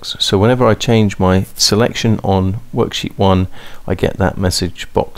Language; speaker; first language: English; native; English